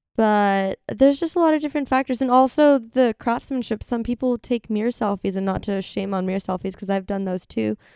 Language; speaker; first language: English; native; English